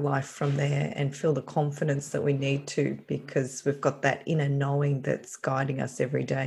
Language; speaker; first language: English; native; English